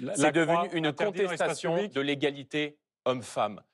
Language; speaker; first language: French; native; French